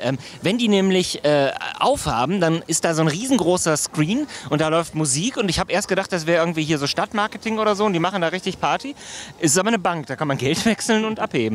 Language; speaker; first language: German; native; German